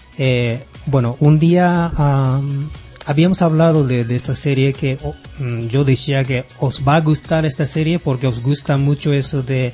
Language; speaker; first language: Spanish; non-native, fluent; Japanese